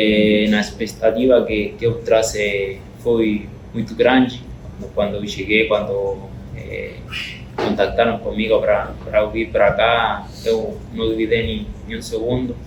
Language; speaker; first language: Portuguese; non-native, learner; Spanish